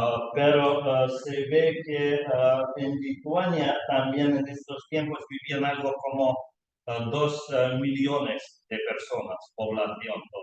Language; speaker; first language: Spanish; non-native, learner; Lithuanian